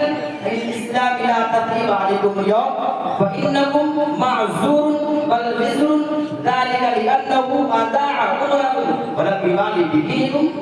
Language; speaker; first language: Arabic; non-native, learner; Urdu